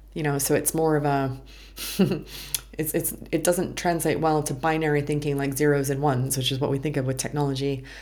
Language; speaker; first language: English; native; English